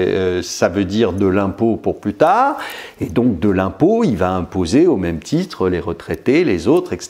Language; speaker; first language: French; native; French